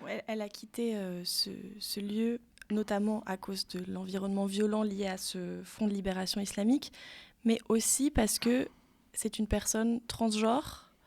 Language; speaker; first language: French; native; French